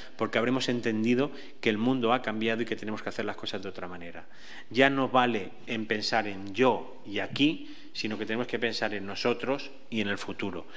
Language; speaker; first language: Spanish; native; Spanish